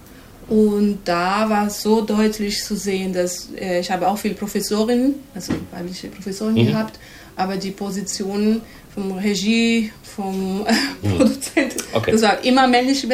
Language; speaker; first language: German; non-native, fluent; Portuguese